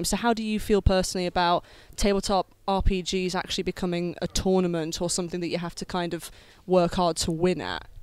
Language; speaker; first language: English; native; English